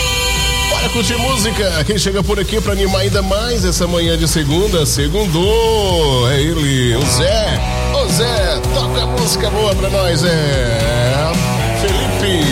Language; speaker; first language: Portuguese; native; Portuguese